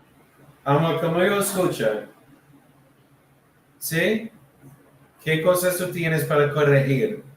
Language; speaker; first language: Spanish; non-native, learner; English